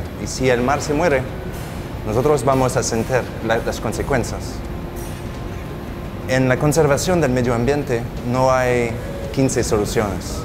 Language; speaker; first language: Spanish; non-native, fluent; French